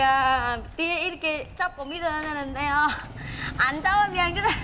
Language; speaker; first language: Korean; non-native, learner; Vietnamese